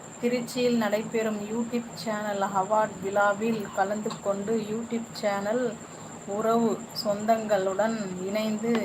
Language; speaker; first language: Tamil; non-native, local second language; Telugu